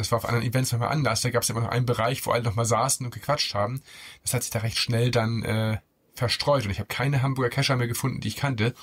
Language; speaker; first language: German; native; German